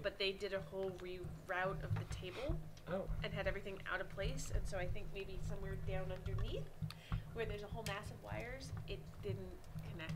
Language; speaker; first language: English; native; English